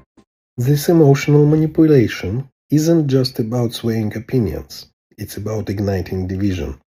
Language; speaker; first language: English; non-native, fluent; Hebrew